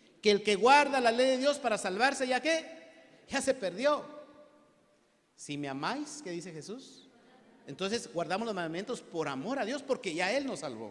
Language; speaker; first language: Spanish; native; Spanish